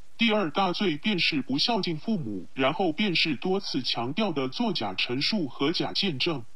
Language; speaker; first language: Chinese; non-native, local second language; Cantonese